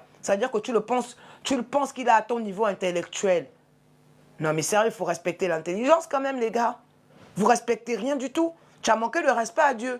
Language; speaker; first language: French; native; French